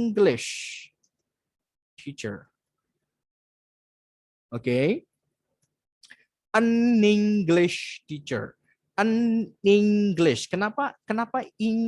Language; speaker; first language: English; non-native, fluent; Indonesian